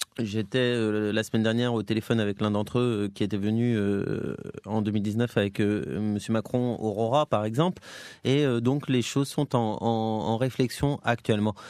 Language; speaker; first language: French; native; French